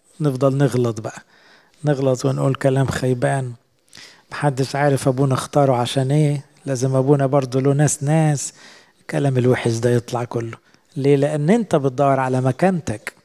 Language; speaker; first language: Arabic; native; Arabic